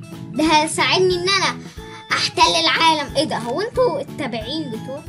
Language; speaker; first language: Arabic; native; Arabic